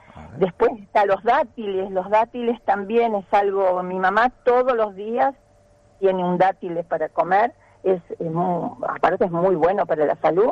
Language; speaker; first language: Spanish; native; Spanish